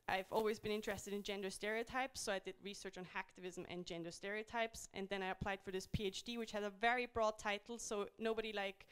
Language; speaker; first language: English; non-native, fluent; German